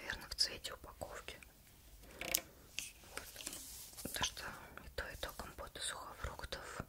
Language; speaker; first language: Russian; native; Russian